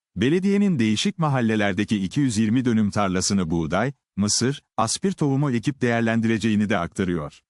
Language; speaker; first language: Turkish; native; Turkish